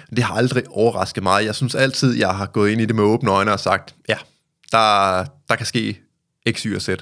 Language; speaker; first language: Danish; native; Danish